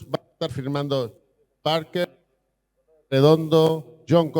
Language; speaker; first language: Spanish; native; Spanish